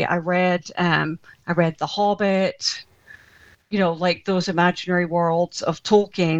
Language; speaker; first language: English; native; English